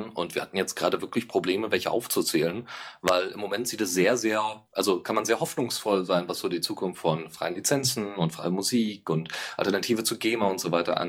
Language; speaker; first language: German; native; German